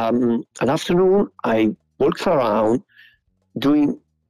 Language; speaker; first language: English; non-native, fluent; Italian